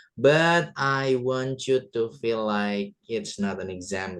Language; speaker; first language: English; non-native, fluent; Indonesian